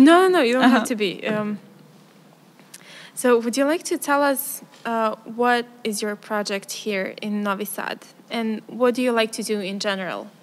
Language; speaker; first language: English; non-native, fluent; Serbian